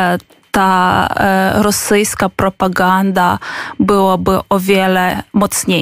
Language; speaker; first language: Polish; non-native, fluent; Ukrainian